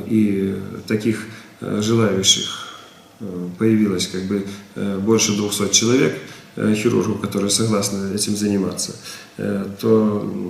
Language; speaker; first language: Russian; native; Russian